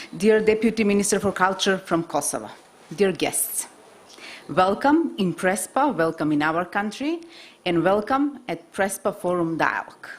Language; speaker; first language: English; non-native, fluent; Macedonian